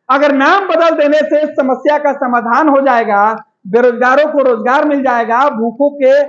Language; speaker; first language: Hindi; native; Hindi